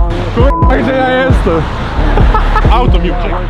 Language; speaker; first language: Polish; native; Polish